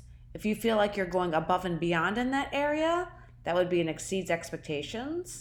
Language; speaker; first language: English; native; English